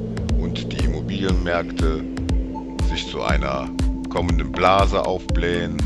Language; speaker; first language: German; native; German